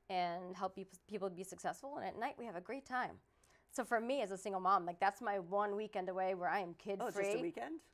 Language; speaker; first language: English; native; English